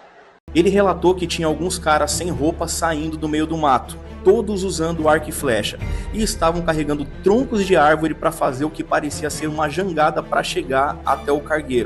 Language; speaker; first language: Portuguese; native; Portuguese